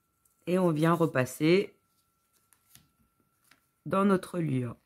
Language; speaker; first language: French; native; French